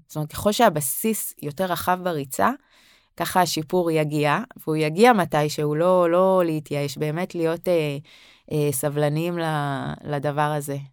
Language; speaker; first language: Hebrew; native; Hebrew